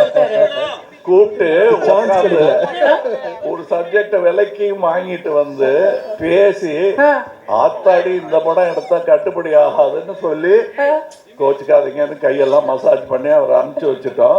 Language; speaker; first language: Tamil; native; Tamil